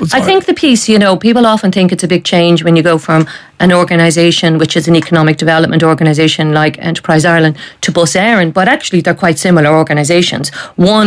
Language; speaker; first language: English; native; English